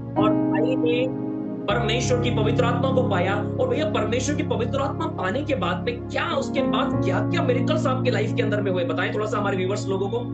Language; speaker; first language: Hindi; native; Hindi